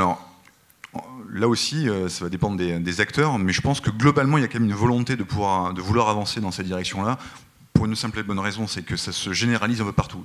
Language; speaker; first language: French; native; French